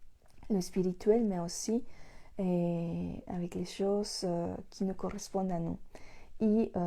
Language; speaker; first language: French; non-native, fluent; Spanish